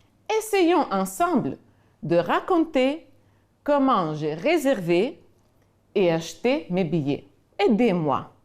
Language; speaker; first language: French; non-native, fluent; Ukrainian